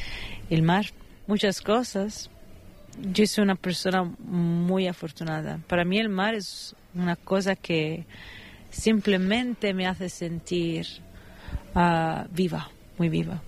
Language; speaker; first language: Spanish; non-native, fluent; Italian